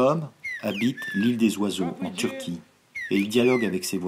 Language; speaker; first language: French; native; French